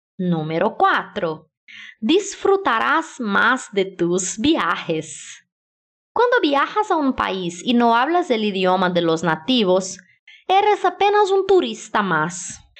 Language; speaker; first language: Spanish; non-native, fluent; Portuguese